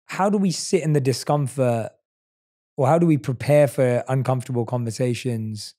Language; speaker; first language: English; native; English